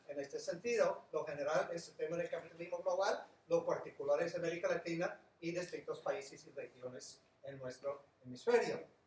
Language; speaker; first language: Spanish; non-native, fluent; English